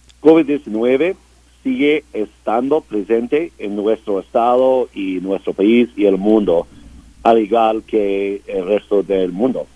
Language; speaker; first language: Spanish; non-native, learner; English